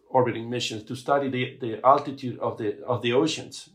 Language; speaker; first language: English; non-native, fluent; Spanish